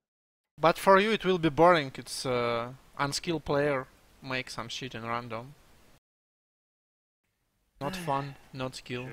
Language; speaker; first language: English; non-native, learner; Russian